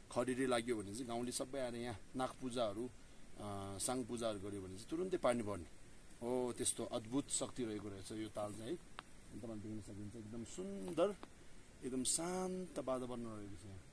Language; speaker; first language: Nepali; non-native, local second language; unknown